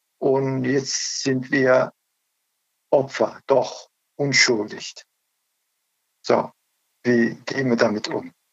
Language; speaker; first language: German; non-native, learner; Turkish